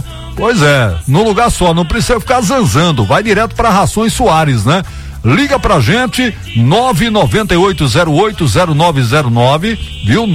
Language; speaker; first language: Portuguese; native; Portuguese